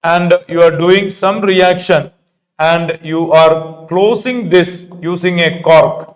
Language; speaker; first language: English; non-native, local second language; Malayalam